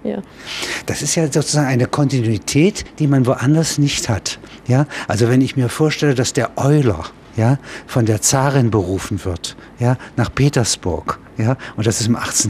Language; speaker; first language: German; native; German